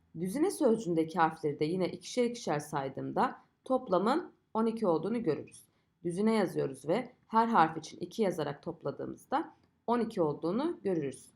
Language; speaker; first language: Turkish; native; Turkish